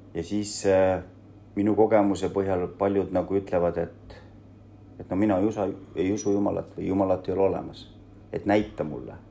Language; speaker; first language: Estonian; early bilingual, other home language; Russian